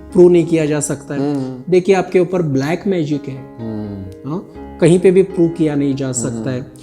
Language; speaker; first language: Hindi; non-native, local second language; Marathi